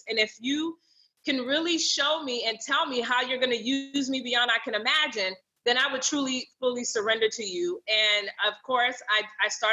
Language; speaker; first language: English; native; English